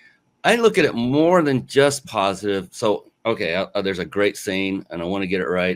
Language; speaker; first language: English; native; English